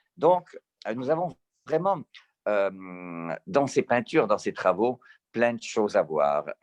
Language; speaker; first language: French; early bilingual, heritage; Italian